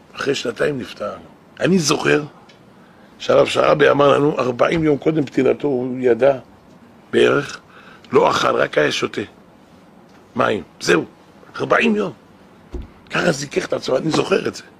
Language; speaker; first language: Hebrew; native; Hebrew